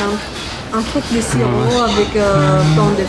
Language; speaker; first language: French; non-native, fluent; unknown